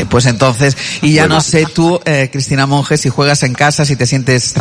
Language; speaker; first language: Spanish; native; Spanish